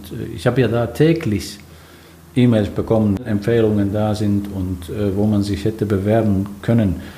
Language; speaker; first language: German; non-native, fluent; Finnish